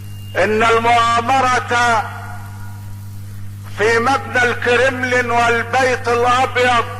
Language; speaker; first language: Arabic; native; Arabic